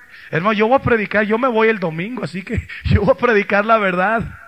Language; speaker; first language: Spanish; early bilingual, heritage; Spanish